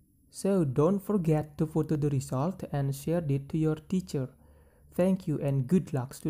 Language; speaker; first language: English; non-native, fluent; Indonesian